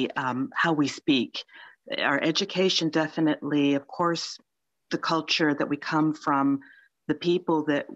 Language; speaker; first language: English; early bilingual, other home language; Finnish